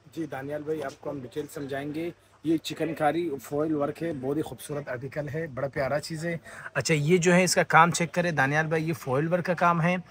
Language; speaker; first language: Urdu; native; Urdu